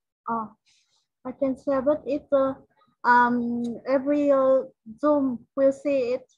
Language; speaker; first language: English; non-native, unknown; Vietnamese